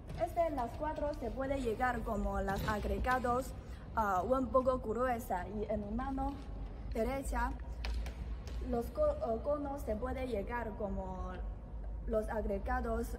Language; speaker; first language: Spanish; non-native, learner; Chinese